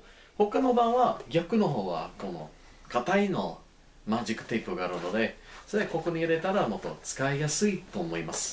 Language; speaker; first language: Japanese; non-native, learner; English